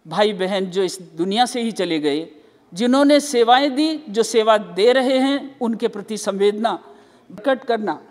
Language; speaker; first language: Hindi; native; Hindi